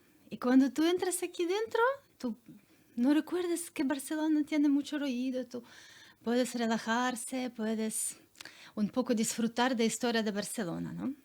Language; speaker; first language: Spanish; non-native, learner; Ukrainian